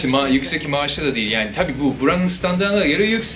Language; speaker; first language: Turkish; non-native, fluent; Japanese